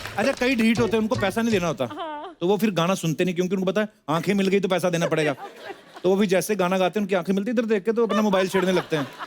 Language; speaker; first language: Hindi; non-native, local second language; Punjabi